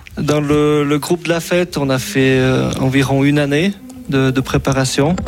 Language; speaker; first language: French; native; French